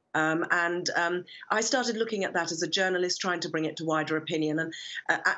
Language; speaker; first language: English; native; English